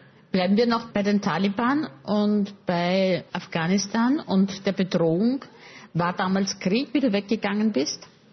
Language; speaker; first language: German; native; German